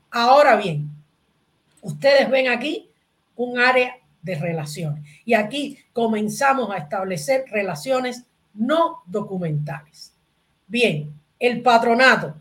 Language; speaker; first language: Spanish; native; Spanish